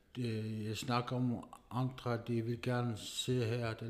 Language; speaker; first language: Danish; non-native, local second language; Kalaallisut